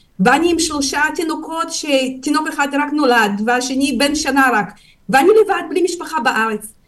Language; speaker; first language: Hebrew; non-native, fluent; Russian